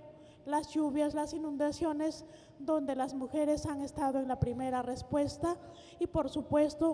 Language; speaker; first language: Spanish; native; Spanish